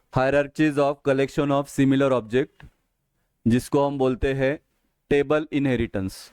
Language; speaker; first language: Hindi; non-native, local second language; Marathi